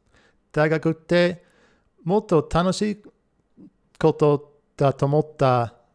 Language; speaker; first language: Japanese; non-native, learner; English